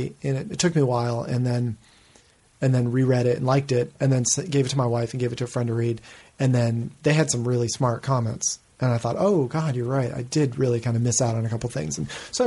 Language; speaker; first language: English; native; English